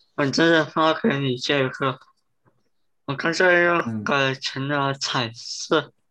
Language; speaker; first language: Chinese; non-native, learner; English